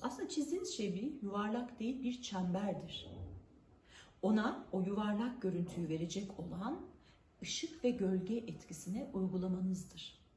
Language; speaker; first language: Turkish; native; Turkish